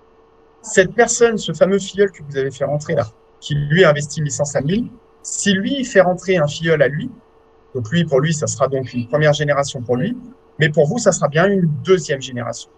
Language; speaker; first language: French; native; French